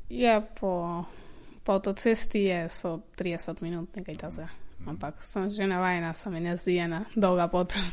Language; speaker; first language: Slovenian; early bilingual, heritage; Slovenian